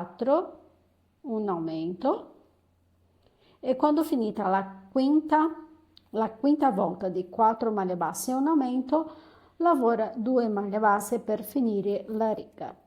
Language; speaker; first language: Italian; non-native, fluent; Portuguese